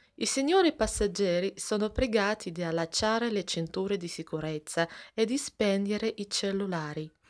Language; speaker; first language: Italian; non-native, fluent; Russian